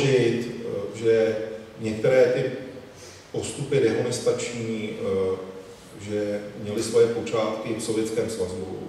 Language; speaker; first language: Czech; native; Czech